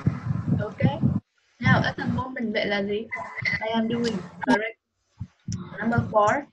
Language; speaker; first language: English; non-native, learner; Vietnamese